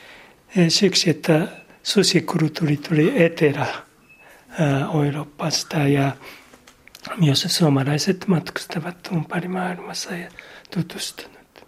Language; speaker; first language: Finnish; non-native, learner; Japanese